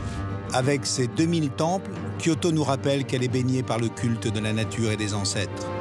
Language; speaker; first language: French; native; French